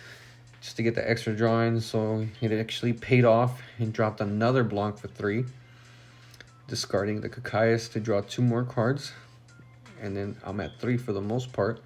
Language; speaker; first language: English; native; English